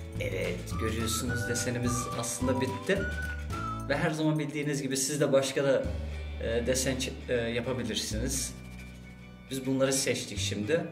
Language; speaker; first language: Turkish; early bilingual, heritage; Turkish